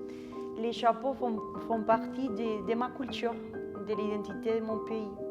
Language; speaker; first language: French; non-native, fluent; Spanish